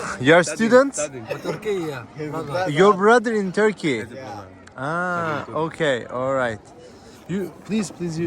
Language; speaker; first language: English; non-native, learner; Turkish